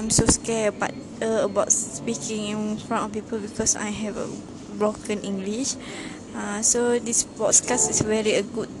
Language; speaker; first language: English; non-native, local second language; Malay